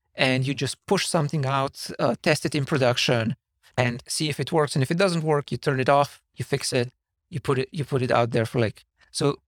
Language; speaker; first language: English; non-native, fluent; Slovenian